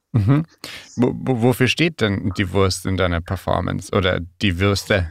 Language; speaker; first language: German; native; German